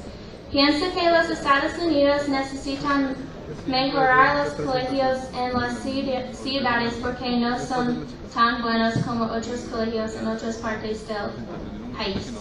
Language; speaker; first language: Spanish; non-native, learner; English